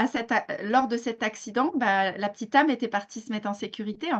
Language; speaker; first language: French; native; French